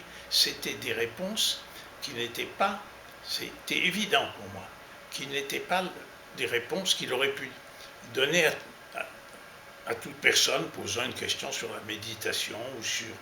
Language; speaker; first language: French; native; French